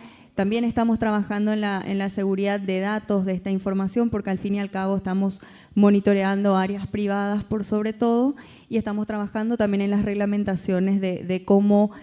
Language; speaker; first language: Spanish; native; Spanish